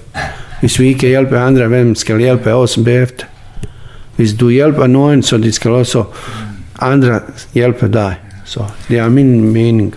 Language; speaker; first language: Danish; non-native, learner; Bosnian